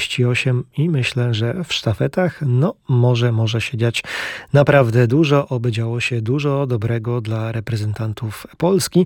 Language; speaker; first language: Polish; native; Polish